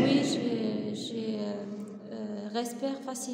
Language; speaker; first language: French; non-native, learner; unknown